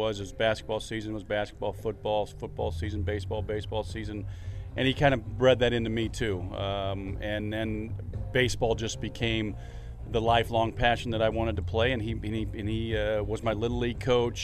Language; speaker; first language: English; native; English